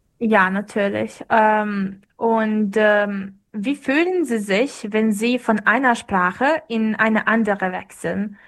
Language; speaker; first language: German; non-native, fluent; Serbian